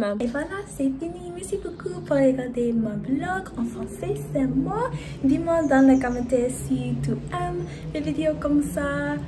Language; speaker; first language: French; non-native, learner; English